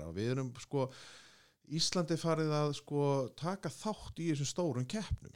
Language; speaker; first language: Icelandic; native; Icelandic